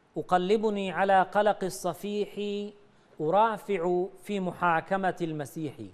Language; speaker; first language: Arabic; native; Arabic